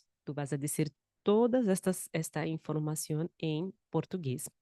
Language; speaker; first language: Spanish; non-native, fluent; Portuguese